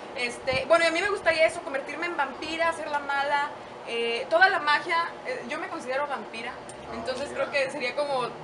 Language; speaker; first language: Spanish; native; Spanish